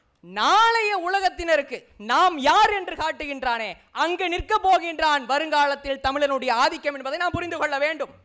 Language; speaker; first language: Tamil; native; Tamil